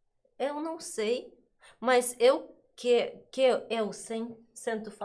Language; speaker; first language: Portuguese; non-native, learner; Russian